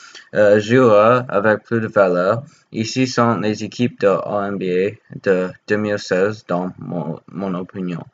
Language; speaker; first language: French; non-native, learner; English